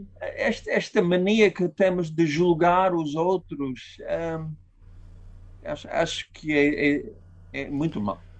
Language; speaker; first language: Portuguese; non-native, fluent; English